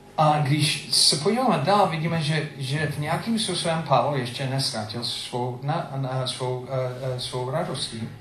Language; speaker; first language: Czech; non-native, fluent; English